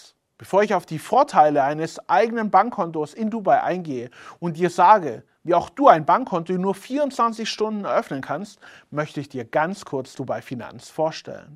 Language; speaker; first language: German; native; German